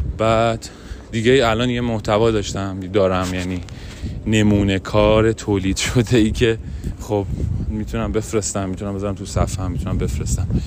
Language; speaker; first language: Persian; non-native, local second language; Azerbaijani